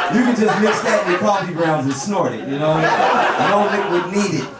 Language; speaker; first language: English; native; English